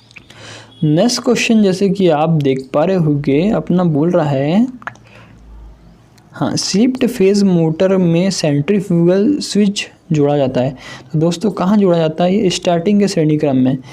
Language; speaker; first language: Hindi; native; Hindi